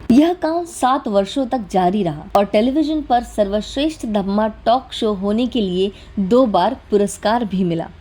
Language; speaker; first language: Hindi; native; Hindi